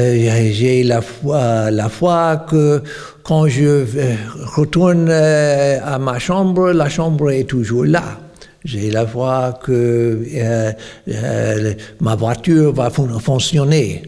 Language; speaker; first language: French; non-native, fluent; English